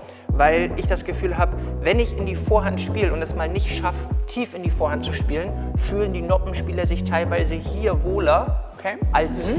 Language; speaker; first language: German; native; German